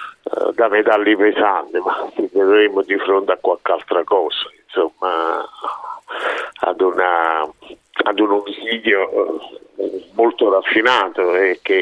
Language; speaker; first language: Italian; native; Italian